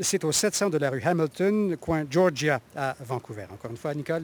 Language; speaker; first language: French; native; French